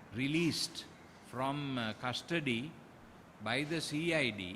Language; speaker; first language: English; non-native, local second language; Sinhala